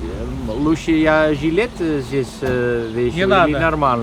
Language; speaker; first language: Russian; non-native, learner; Dutch